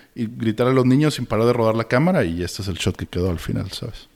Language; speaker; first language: Spanish; native; Spanish